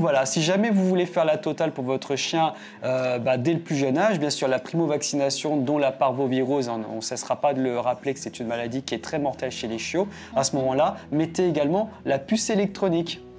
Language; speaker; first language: French; native; French